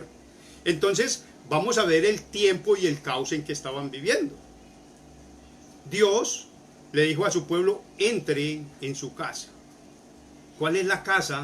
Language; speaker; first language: Spanish; native; Spanish